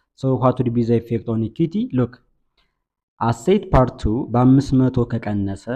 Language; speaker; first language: English; non-native, local second language; Amharic